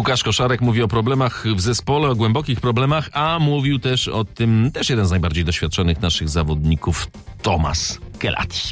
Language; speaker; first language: Polish; native; Polish